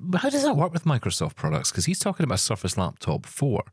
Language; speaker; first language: English; native; English